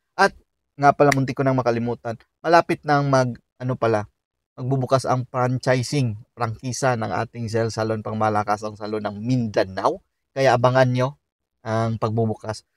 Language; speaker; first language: Filipino; native; Filipino